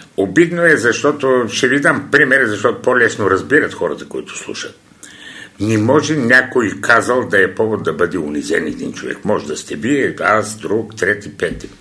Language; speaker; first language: Bulgarian; non-native, local second language; Turkish